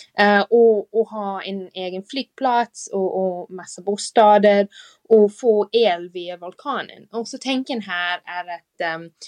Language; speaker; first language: Swedish; non-native, fluent; English